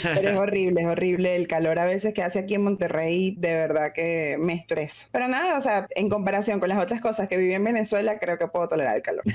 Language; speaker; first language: Spanish; native; Spanish